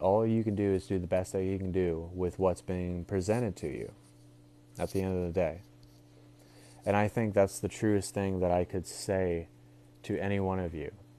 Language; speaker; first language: English; native; English